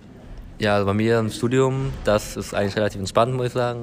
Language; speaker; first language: German; native; German